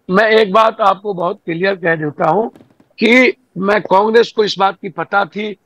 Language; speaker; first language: Hindi; native; Hindi